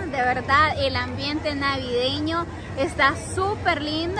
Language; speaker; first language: Spanish; native; Spanish